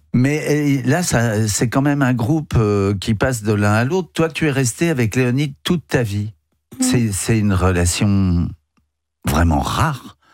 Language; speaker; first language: French; native; French